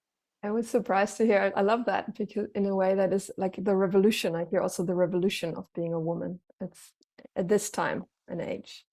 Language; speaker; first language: English; non-native, fluent; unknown